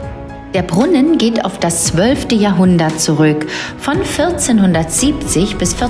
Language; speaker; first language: German; native; German